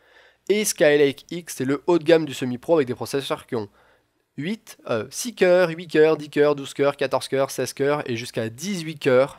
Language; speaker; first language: French; native; French